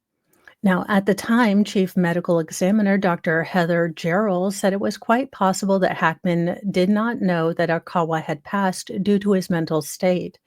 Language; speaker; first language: English; native; English